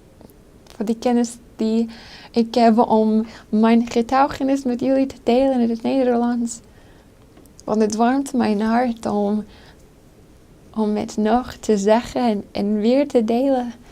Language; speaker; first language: Dutch; non-native, fluent; English